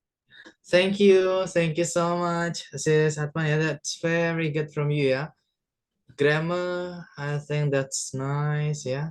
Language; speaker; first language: English; non-native, fluent; Indonesian